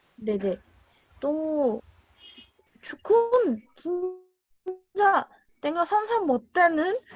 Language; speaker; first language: Korean; non-native, fluent; Spanish